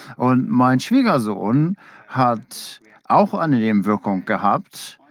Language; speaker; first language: German; non-native, fluent; English